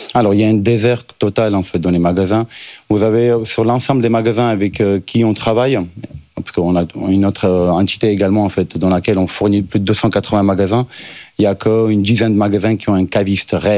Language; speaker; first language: French; native; French